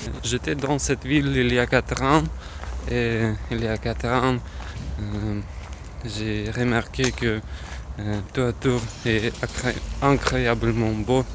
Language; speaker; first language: French; non-native, learner; Russian